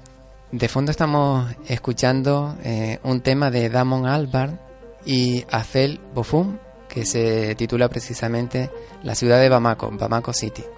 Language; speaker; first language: Spanish; native; Spanish